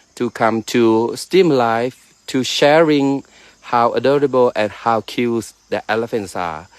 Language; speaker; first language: English; non-native, learner; Thai